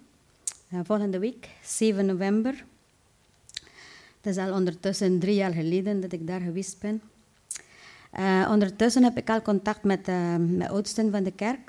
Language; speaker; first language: Dutch; non-native, fluent; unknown